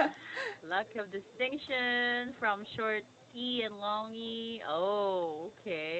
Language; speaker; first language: English; non-native, fluent; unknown